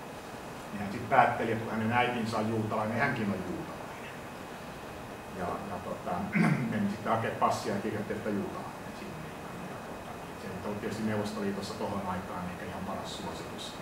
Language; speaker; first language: Finnish; native; Finnish